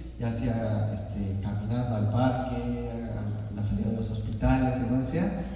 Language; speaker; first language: Spanish; early bilingual, other home language; Korean